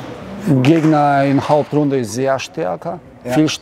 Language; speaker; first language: German; non-native, learner; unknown